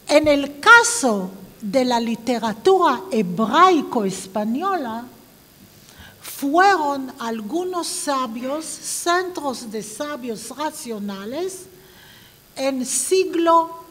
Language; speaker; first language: Spanish; non-native, fluent; Hebrew